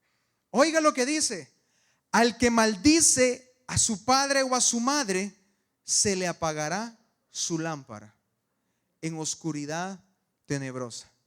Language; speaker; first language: Spanish; native; Spanish